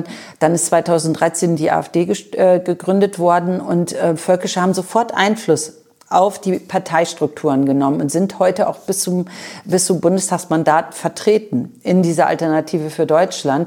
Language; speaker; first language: German; native; German